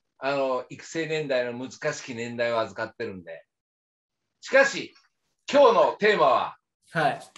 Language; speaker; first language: Japanese; native; Japanese